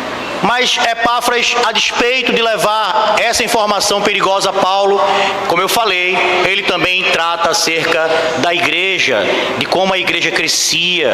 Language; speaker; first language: Portuguese; native; Portuguese